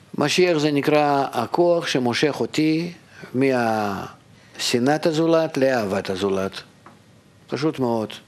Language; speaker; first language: Hebrew; non-native, fluent; Russian